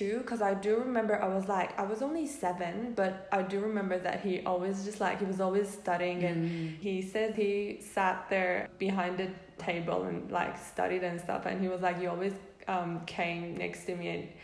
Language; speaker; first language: English; non-native, fluent; Persian